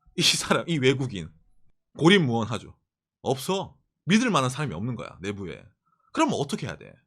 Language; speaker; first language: Korean; native; Korean